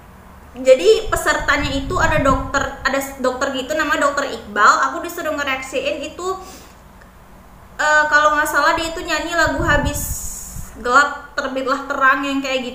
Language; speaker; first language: Indonesian; native; Indonesian